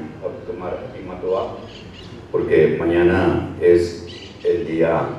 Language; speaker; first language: Spanish; native; Spanish